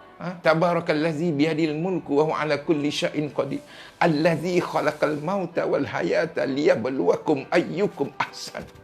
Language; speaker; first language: Malay; native; Malay